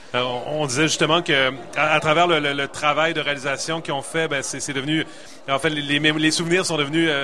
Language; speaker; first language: French; native; French